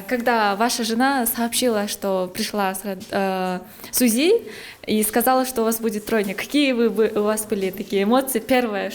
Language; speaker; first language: Russian; non-native, local second language; Kyrgyz